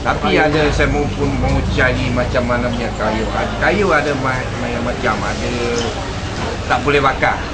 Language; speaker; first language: Indonesian; non-native, local second language; Chinese